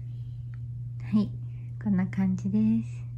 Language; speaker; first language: Japanese; native; Japanese